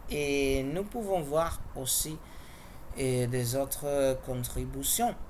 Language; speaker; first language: French; non-native, learner; Spanish